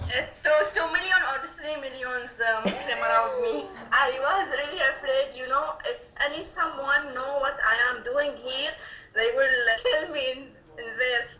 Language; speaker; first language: English; non-native, learner; Arabic